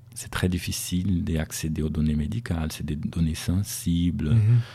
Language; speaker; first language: French; non-native, fluent; Portuguese